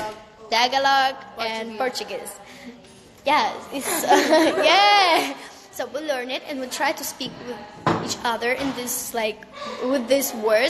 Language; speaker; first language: English; non-native, learner; Russian